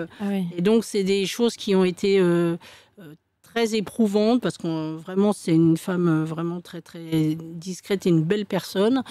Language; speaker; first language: French; native; French